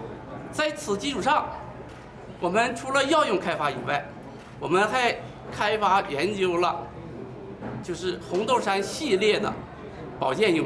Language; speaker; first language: Chinese; native; Chinese